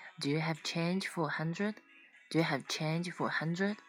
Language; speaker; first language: English; non-native, fluent; Chinese